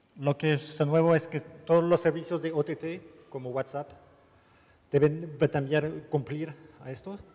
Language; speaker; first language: Spanish; non-native, learner; French